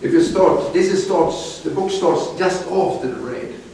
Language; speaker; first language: English; non-native, fluent; Swedish